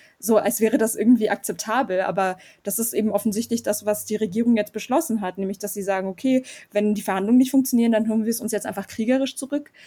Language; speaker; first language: German; early bilingual, other home language; Armenian